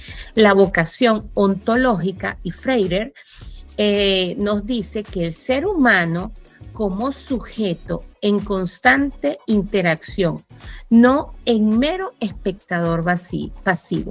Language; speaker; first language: Spanish; native; Spanish